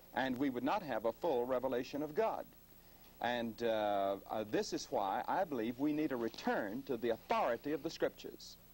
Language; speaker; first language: English; native; English